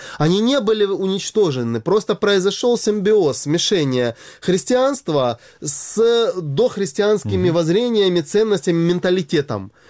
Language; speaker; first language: Russian; native; Russian